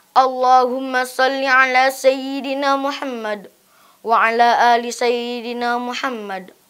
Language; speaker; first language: Arabic; non-native, learner; Indonesian